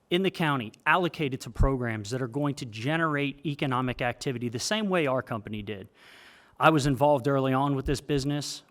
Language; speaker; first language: English; native; English